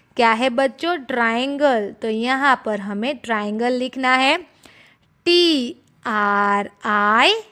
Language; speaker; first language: Hindi; non-native, local second language; Gujarati